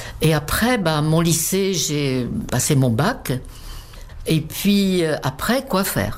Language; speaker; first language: French; non-native, fluent; Czech